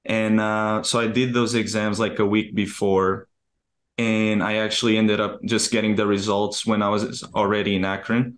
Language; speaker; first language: English; non-native, fluent; Portuguese